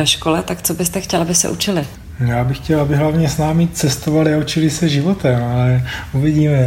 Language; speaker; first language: Czech; native; Czech